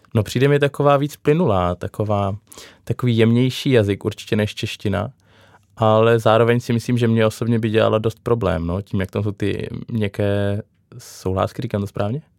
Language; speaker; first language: Czech; native; Czech